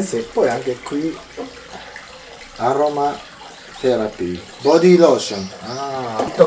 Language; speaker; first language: Italian; non-native, learner; Japanese